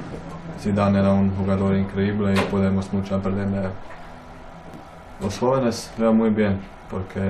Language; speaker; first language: Spanish; non-native, fluent; Croatian